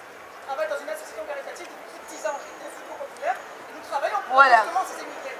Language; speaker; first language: French; native; French